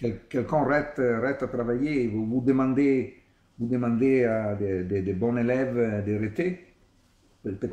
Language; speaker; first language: French; non-native, learner; Italian